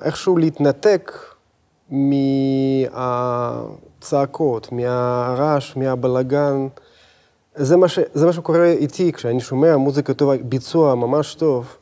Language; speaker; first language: Hebrew; non-native, fluent; Russian